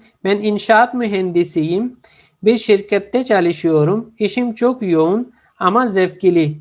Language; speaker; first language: Turkish; non-native, fluent; Urdu